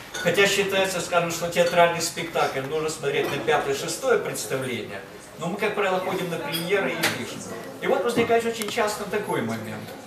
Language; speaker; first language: Russian; native; Russian